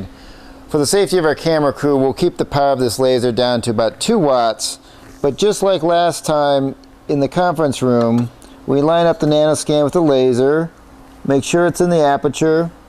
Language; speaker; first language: English; native; English